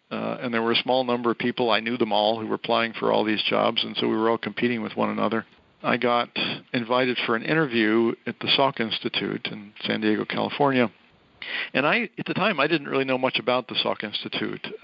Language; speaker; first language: English; native; English